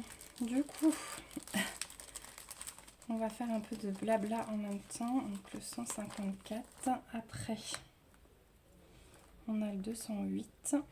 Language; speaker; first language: French; native; French